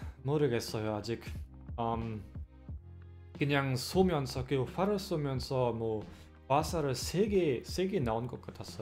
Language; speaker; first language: Korean; non-native, fluent; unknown